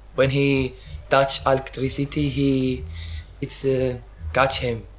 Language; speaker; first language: English; non-native, learner; Arabic